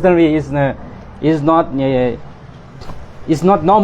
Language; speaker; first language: English; non-native, learner; Thai